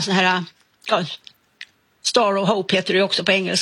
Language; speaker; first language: Swedish; native; Swedish